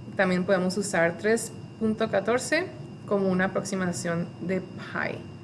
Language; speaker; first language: Spanish; early bilingual, other home language; English